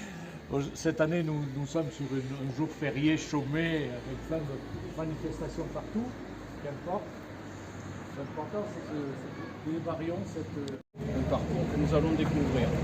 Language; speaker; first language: French; native; French